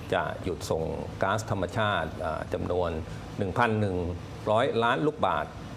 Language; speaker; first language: Thai; native; Thai